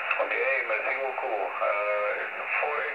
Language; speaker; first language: French; non-native, learner; Hebrew